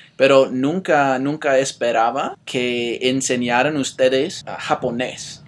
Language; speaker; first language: Spanish; non-native, fluent; English